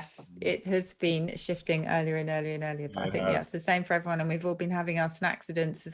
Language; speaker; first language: English; native; English